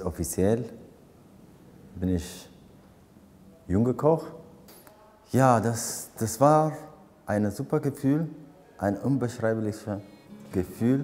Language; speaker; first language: German; non-native, fluent; Amharic